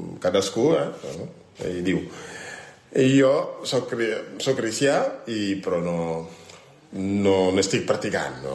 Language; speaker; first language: Catalan; non-native, learner; French